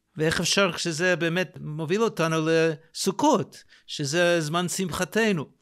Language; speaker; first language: Hebrew; non-native, fluent; English